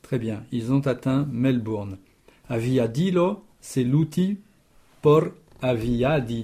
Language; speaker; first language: French; native; French